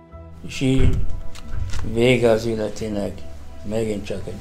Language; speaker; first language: Hungarian; non-native, fluent; Arabic